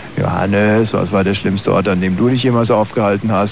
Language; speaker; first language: German; native; German